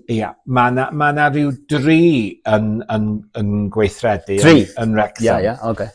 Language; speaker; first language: Welsh; native; Welsh